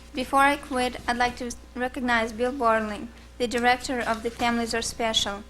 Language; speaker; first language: English; early bilingual, other home language; Russian